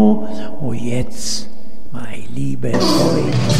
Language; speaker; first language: German; non-native, fluent; Italian